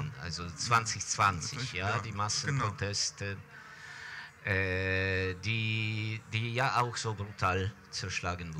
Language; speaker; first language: German; non-native, fluent; Ukrainian